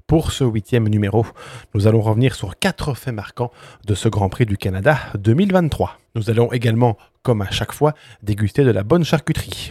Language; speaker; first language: French; native; French